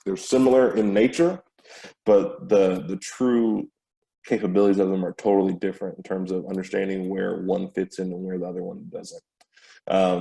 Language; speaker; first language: English; native; English